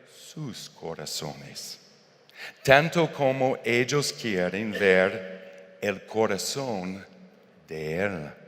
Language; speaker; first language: Spanish; non-native, fluent; English